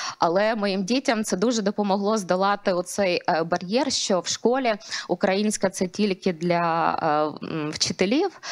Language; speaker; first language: Ukrainian; non-native, local second language; Russian